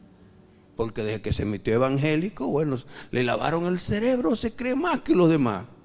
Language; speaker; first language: Spanish; native; Spanish